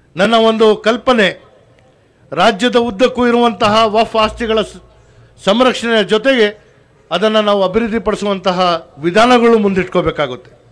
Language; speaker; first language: Kannada; non-native, local second language; Urdu